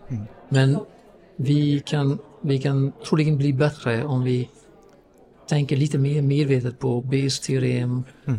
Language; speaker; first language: Swedish; non-native, fluent; English